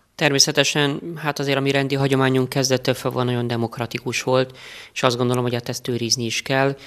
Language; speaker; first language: Hungarian; native; Hungarian